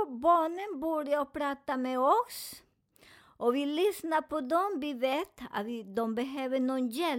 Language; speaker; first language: Swedish; non-native, learner; Spanish